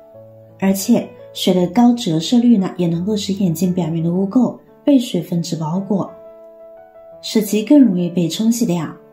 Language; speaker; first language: Chinese; native; Chinese